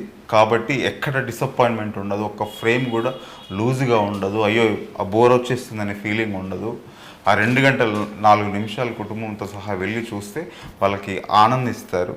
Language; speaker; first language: Telugu; native; Telugu